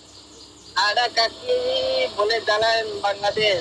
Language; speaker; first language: Malay; non-native, learner; Bangla